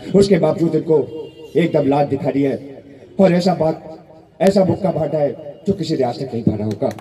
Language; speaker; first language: Hindi; native; Hindi